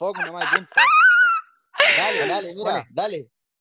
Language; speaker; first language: Spanish; native; Spanish